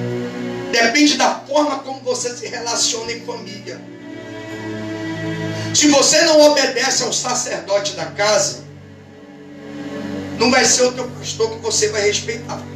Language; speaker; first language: Portuguese; native; Portuguese